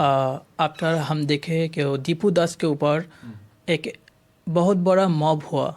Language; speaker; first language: Hindi; non-native, learner; Bangla